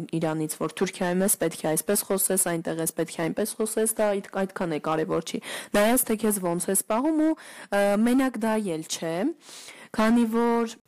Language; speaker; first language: Armenian; early bilingual, heritage; Armenian